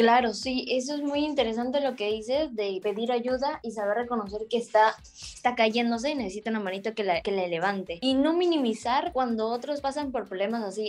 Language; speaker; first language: Spanish; native; Spanish